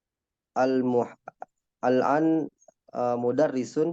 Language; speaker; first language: Arabic; non-native, learner; Indonesian